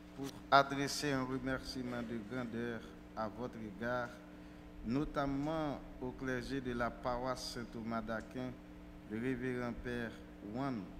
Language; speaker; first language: French; native; French